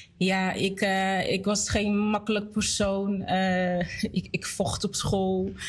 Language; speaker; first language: Dutch; non-native, fluent; Portuguese